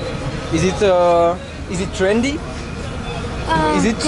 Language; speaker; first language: English; non-native, learner; French